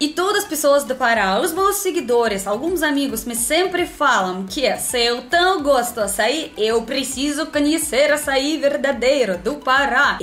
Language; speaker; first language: Portuguese; non-native, learner; Russian